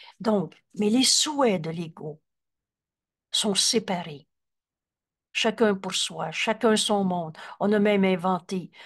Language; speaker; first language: French; native; French